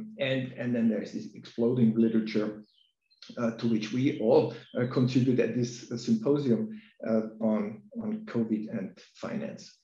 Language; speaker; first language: English; non-native, fluent; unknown